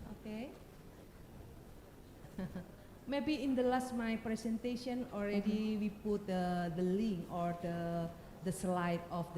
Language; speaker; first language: English; non-native, learner; Indonesian